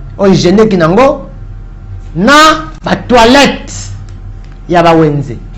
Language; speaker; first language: Lingala; native; Lingala